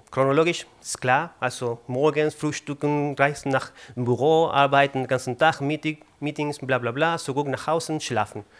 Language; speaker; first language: German; non-native, fluent; Spanish